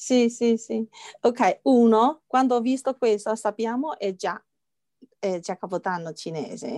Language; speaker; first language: Italian; non-native, learner; Chinese